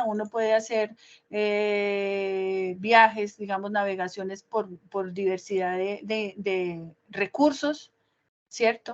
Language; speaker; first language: Spanish; native; Spanish